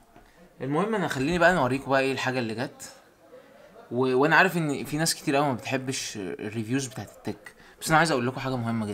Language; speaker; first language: Arabic; native; Arabic